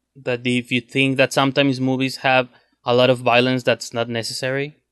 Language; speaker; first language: English; non-native, fluent; Spanish